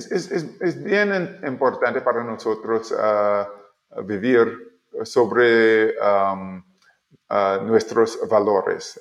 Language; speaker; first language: Spanish; non-native, learner; English